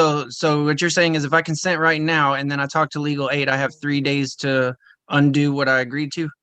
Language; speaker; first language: English; native; English